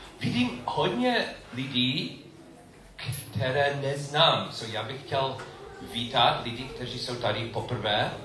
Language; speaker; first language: Czech; non-native, learner; English